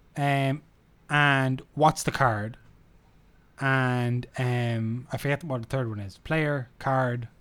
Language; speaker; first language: English; native; English